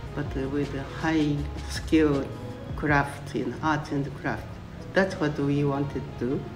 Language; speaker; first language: English; non-native, fluent; Japanese